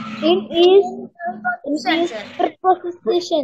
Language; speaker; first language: English; non-native, learner; Tamil